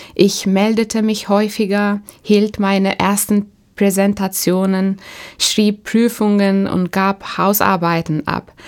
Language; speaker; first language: German; non-native, fluent; Turkish